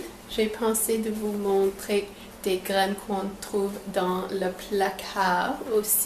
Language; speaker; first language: French; non-native, local second language; English